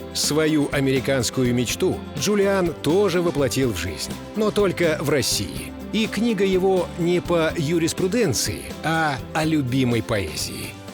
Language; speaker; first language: Russian; native; Russian